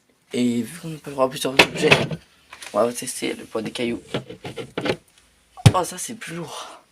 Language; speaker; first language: French; native; French